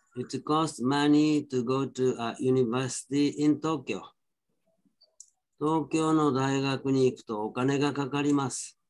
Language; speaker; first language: Japanese; native; Japanese